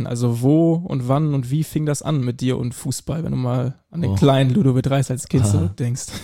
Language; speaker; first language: German; native; German